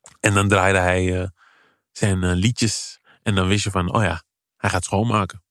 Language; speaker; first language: Dutch; early bilingual, other home language; Kabuverdianu